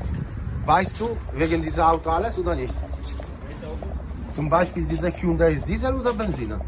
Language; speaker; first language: German; non-native, learner; Polish